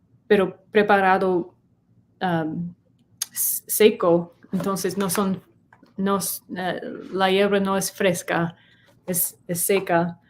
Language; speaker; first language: Spanish; non-native, learner; English